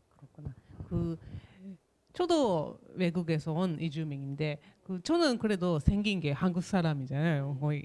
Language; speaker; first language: Korean; non-native, fluent; Japanese